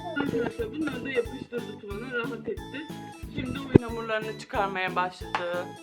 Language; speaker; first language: Turkish; native; Turkish